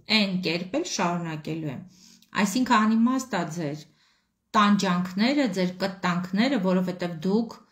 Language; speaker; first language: Armenian; native; Armenian